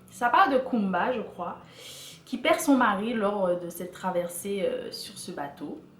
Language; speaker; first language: French; native; French